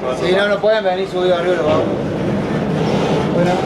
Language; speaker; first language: Spanish; native; Spanish